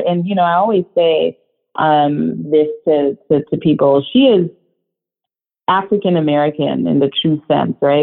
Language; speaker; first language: English; non-native, local second language; Shona